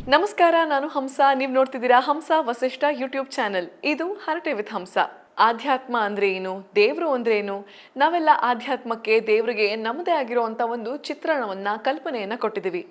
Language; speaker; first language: Kannada; native; Kannada